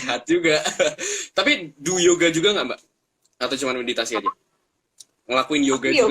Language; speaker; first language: Indonesian; native; Indonesian